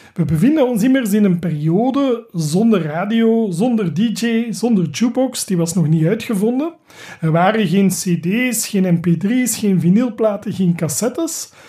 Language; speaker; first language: Dutch; native; Dutch